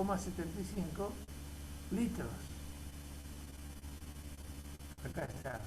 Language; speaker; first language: Spanish; native; Spanish